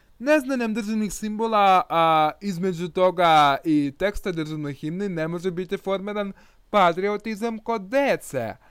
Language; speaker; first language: Croatian; non-native, learner; Russian